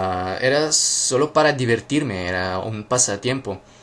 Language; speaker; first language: Spanish; non-native, fluent; Russian